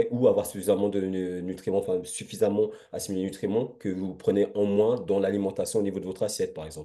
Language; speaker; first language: French; native; French